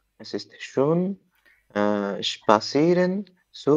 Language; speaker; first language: German; non-native, learner; Bangla